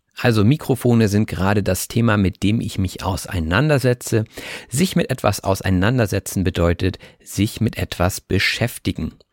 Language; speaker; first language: German; native; German